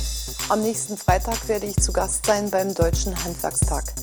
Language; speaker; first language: German; native; German